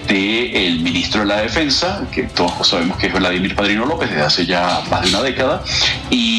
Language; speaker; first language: Spanish; native; Spanish